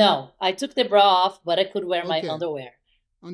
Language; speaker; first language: English; non-native, fluent; Portuguese